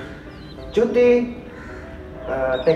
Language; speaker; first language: English; non-native, learner; Indonesian